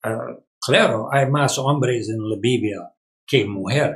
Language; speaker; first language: Spanish; non-native, learner; English